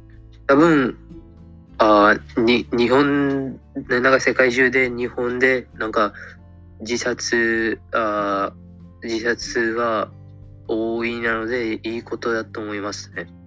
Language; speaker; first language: Japanese; non-native, fluent; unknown